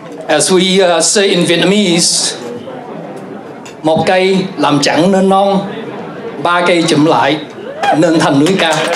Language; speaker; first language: Vietnamese; native; Vietnamese